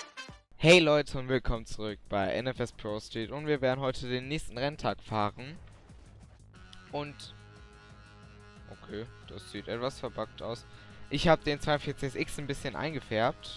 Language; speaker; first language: German; native; German